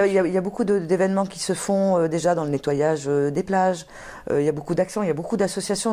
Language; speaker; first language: French; native; French